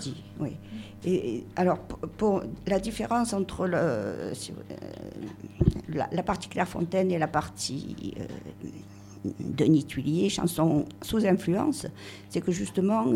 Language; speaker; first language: French; native; French